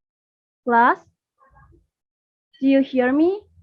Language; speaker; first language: English; non-native, learner; Indonesian